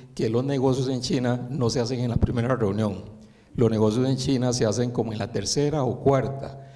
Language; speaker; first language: Spanish; early bilingual, other home language; Chinese